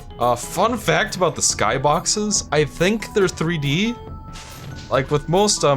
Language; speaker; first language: English; native; English